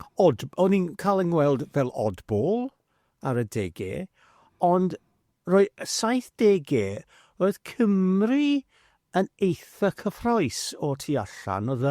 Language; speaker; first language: Welsh; non-native, fluent; English